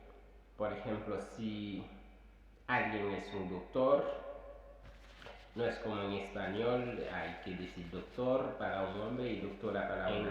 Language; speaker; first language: Spanish; non-native, fluent; Haitian Creole